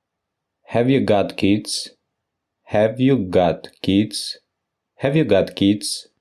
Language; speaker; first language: English; non-native, fluent; Russian